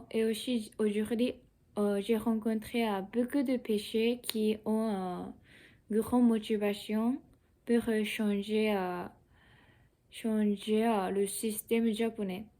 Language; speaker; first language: French; non-native, learner; Japanese